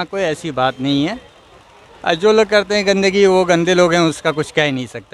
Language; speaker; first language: Hindi; native; Hindi